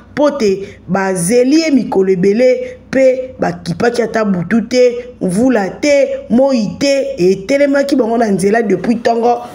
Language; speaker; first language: Lingala; native; Lingala